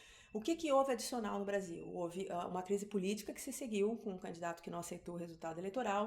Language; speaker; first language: Portuguese; native; Portuguese